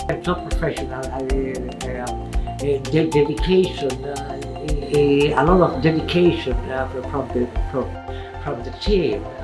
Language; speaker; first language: English; non-native, local second language; Spanish